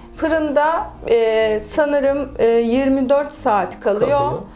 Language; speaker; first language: Turkish; native; Turkish